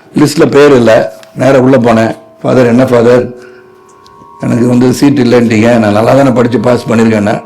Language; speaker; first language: Tamil; native; Tamil